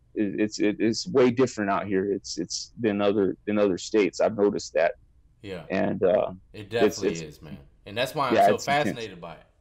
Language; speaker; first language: English; native; English